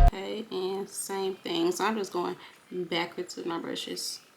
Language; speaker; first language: English; native; English